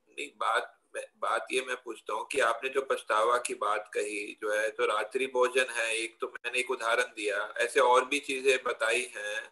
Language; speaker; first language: Hindi; non-native, local second language; Gujarati